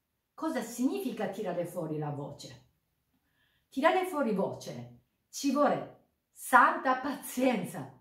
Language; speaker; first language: Italian; non-native, learner; Japanese